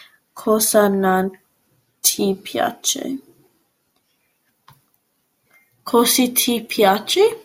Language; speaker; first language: Italian; non-native, learner; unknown